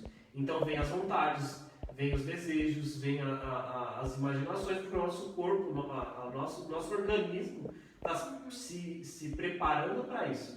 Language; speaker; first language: Portuguese; native; Portuguese